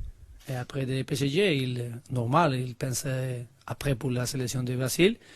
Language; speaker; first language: French; non-native, learner; Spanish